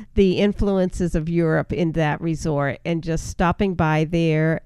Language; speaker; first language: English; native; English